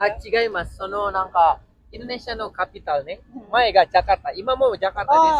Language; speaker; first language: Japanese; non-native, learner; Indonesian